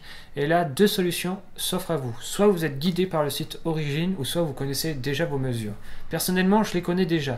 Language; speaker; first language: French; native; French